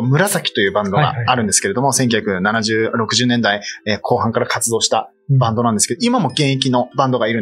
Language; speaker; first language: Japanese; native; Japanese